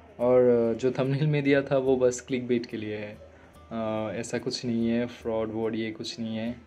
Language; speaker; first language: Hindi; non-native, local second language; Bangla